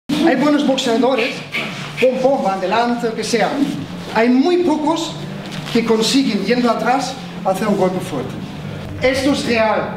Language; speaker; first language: Spanish; non-native, fluent; German